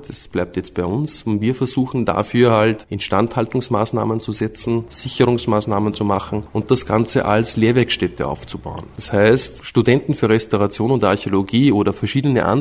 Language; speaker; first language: German; native; German